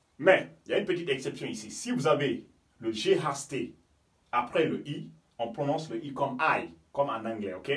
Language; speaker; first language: French; non-native, local second language; Fula